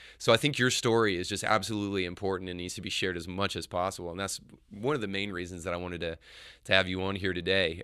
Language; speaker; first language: English; native; English